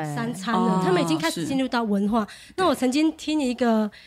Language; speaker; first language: Chinese; native; Chinese